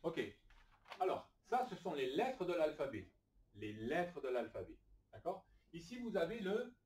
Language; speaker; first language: French; native; French